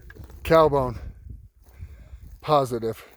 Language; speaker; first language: English; native; English